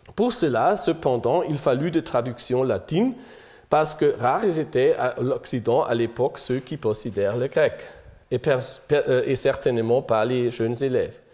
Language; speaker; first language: French; non-native, fluent; German